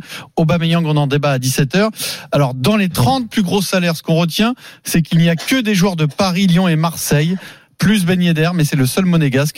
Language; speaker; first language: French; native; French